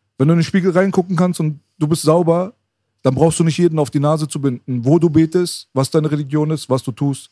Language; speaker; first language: German; early bilingual, other home language; Persian